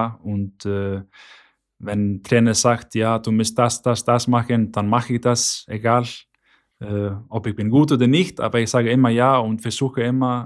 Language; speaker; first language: German; non-native, learner; Icelandic